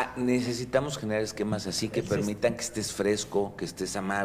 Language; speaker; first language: Spanish; native; Spanish